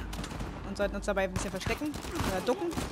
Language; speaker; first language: German; native; German